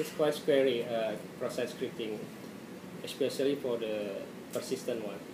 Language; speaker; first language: English; non-native, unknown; Indonesian